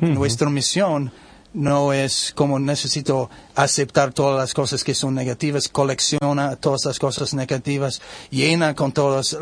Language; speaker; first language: Spanish; non-native, learner; English